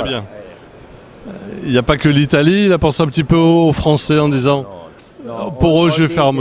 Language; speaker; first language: French; native; French